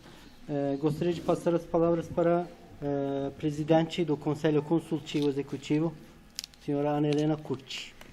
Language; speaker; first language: Portuguese; non-native, fluent; Turkish